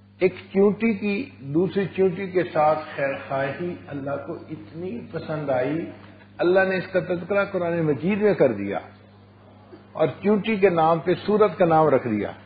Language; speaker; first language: Urdu; non-native, local second language; Punjabi